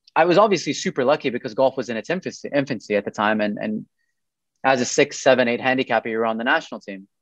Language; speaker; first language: English; early bilingual, other home language; Arabic